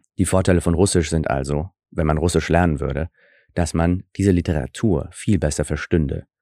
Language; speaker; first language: German; early bilingual, other home language; Russian